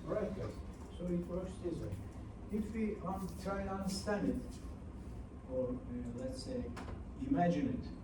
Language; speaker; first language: English; non-native, fluent; Turkish